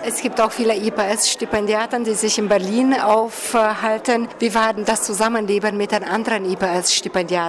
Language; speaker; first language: German; native; German